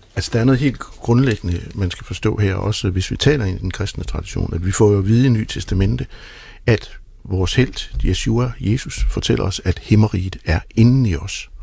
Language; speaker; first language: Danish; native; Danish